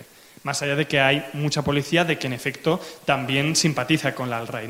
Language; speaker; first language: Spanish; native; Spanish